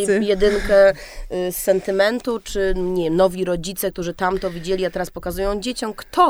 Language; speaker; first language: Polish; native; Polish